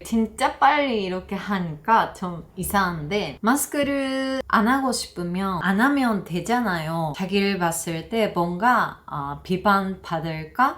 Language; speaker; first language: Korean; non-native, learner; Japanese